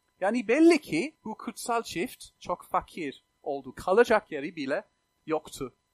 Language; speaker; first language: Turkish; non-native, fluent; English